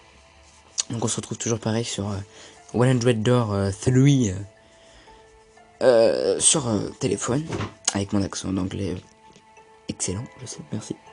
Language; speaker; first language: French; native; French